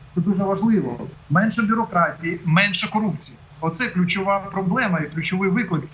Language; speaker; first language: Ukrainian; native; Ukrainian